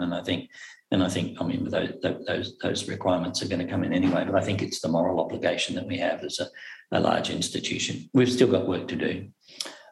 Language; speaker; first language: English; native; English